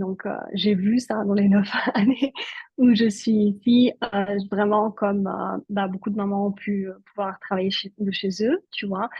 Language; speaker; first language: French; non-native, local second language; Italian